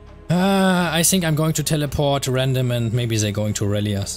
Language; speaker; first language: English; non-native, fluent; German